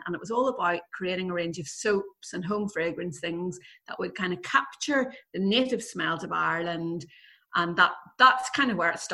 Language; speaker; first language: English; native; English